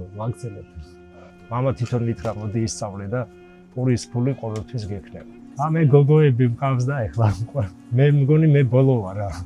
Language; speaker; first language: Georgian; non-native, local second language; Armenian